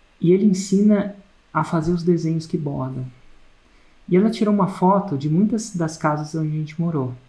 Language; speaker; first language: Portuguese; native; Portuguese